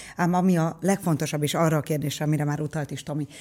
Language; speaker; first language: Hungarian; native; Hungarian